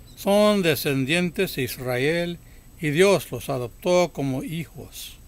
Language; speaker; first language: Spanish; early bilingual, heritage; Spanish